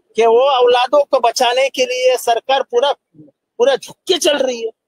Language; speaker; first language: Hindi; non-native, local second language; Marathi